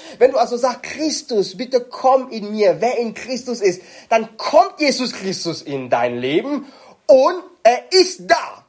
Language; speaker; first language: German; non-native, fluent; French